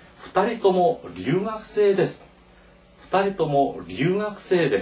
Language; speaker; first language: Japanese; non-native, fluent; Korean